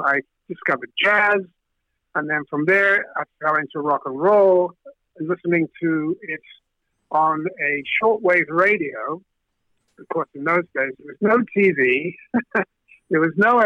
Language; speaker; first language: English; native; English